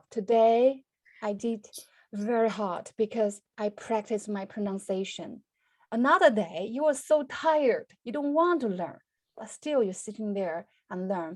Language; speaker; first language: English; non-native, fluent; Chinese